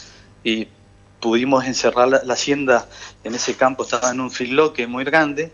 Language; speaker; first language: Spanish; native; Spanish